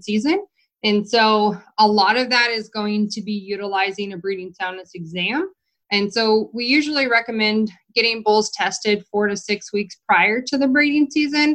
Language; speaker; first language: English; native; English